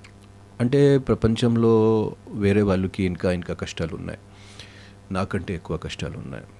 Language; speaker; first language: Telugu; non-native, fluent; Hindi